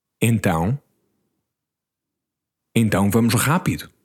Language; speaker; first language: Portuguese; non-native, learner; English